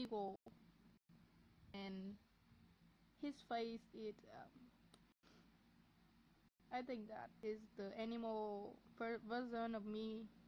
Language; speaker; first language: English; non-native, learner; Vietnamese